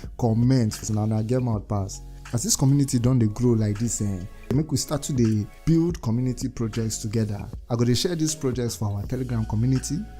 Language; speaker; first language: Nigerian Pidgin; native; Nigerian Pidgin